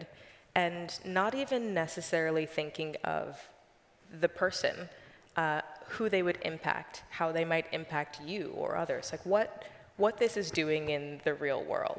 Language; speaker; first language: English; native; English